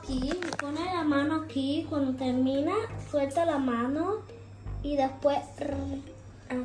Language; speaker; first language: Spanish; early bilingual, heritage; Spanish